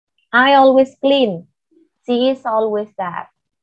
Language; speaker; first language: English; non-native, fluent; Indonesian